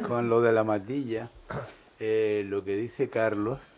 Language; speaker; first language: Spanish; native; Spanish